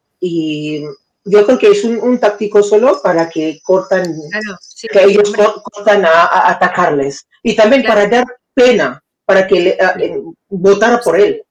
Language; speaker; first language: Spanish; non-native, fluent; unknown